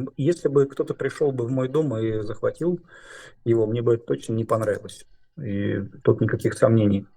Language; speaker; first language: Russian; native; Russian